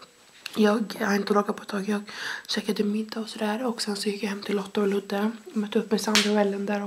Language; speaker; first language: Swedish; native; Swedish